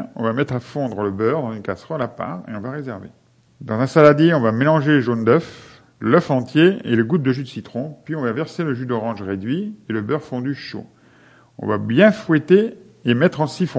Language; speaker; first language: French; native; French